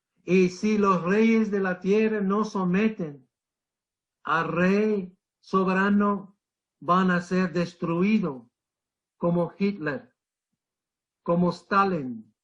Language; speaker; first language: Spanish; non-native, fluent; English